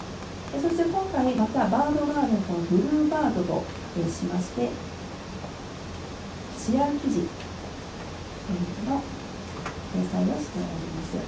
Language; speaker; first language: Japanese; native; Japanese